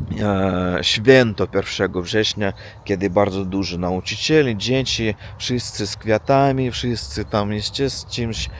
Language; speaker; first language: Polish; non-native, learner; Russian